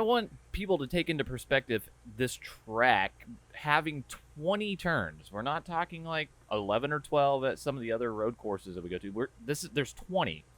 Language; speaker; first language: English; native; English